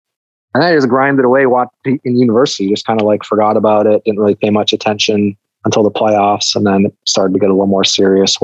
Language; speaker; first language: English; native; English